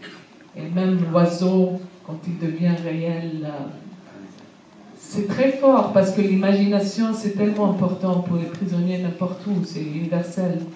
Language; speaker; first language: French; non-native, fluent; Arabic